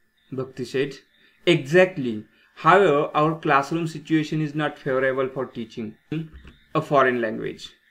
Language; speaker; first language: English; non-native, local second language; Marathi